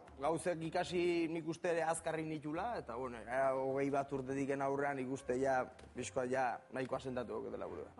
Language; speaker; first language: Basque; native; Basque